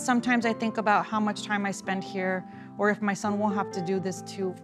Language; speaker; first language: English; early bilingual, other home language; Spanish